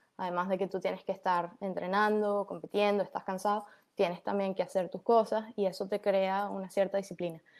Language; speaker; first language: Spanish; native; Spanish